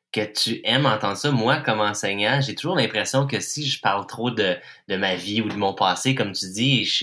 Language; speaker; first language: French; native; French